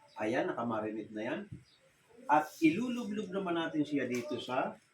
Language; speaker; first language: Filipino; non-native, local second language; Bikol